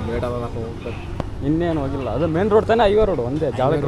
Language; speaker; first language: Kannada; native; Kannada